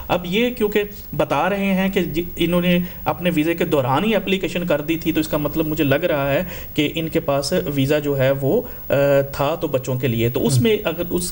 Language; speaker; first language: Urdu; non-native, local second language; Punjabi